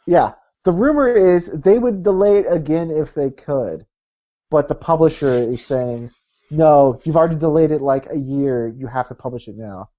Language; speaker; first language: English; native; English